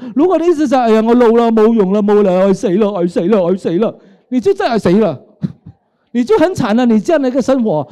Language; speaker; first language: Chinese; non-native, local second language; Cantonese